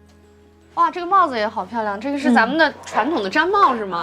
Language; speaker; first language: Chinese; native; Chinese